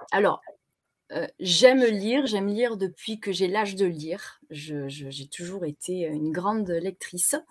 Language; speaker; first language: French; native; French